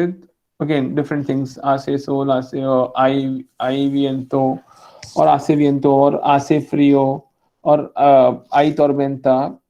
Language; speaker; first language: Spanish; non-native, fluent; Hindi